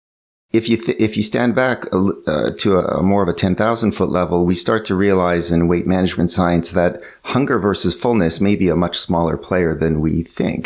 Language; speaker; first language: English; native; English